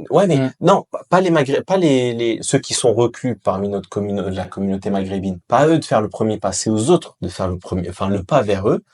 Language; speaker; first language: French; early bilingual, other home language; Arabic